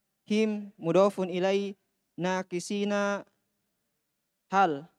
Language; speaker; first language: Arabic; non-native, learner; Indonesian